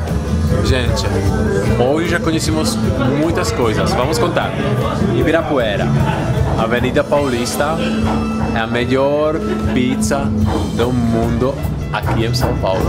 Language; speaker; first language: Portuguese; non-native, fluent; Czech